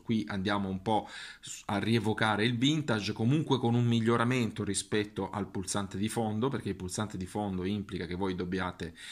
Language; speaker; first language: Italian; native; Italian